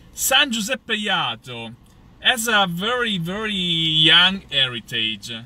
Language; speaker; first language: English; non-native, fluent; Italian